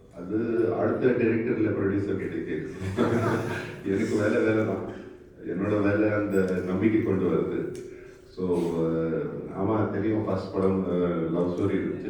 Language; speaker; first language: Tamil; non-native, fluent; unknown